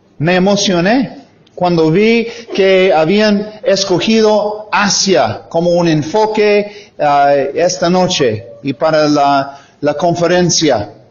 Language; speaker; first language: Spanish; non-native, fluent; English